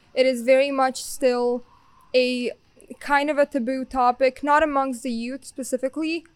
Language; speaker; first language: English; non-native, fluent; Bosnian